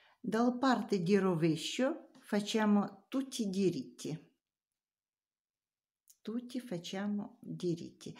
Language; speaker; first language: Italian; non-native, learner; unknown